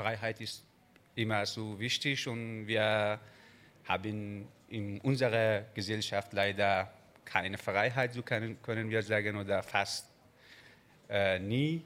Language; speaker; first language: German; non-native, learner; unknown